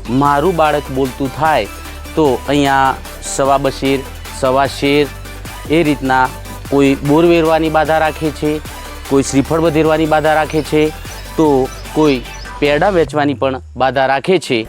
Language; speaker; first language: Gujarati; native; Gujarati